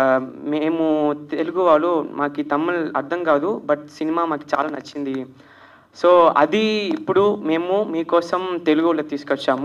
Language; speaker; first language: Telugu; early bilingual, heritage; Telugu